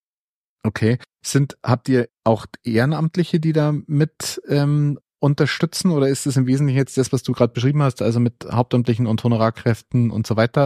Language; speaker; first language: German; native; German